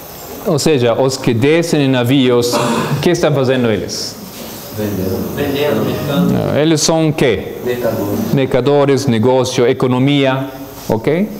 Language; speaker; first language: Portuguese; non-native, fluent; Spanish